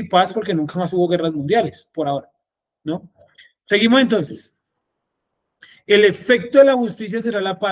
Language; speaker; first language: Spanish; native; Spanish